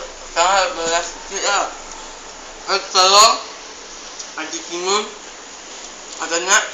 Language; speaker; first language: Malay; non-native, local second language; Chinese